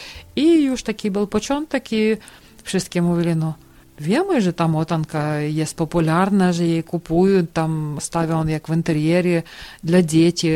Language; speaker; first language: Polish; non-native, learner; Ukrainian